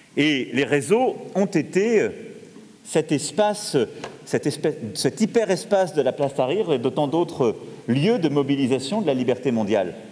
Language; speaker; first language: French; native; French